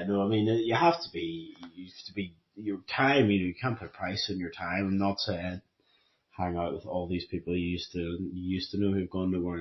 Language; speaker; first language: English; native; English